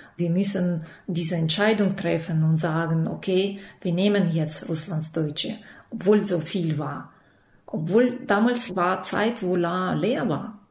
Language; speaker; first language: German; non-native, fluent; Russian